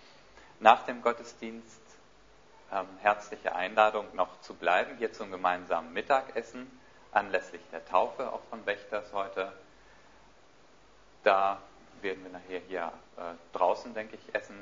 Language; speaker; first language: German; native; German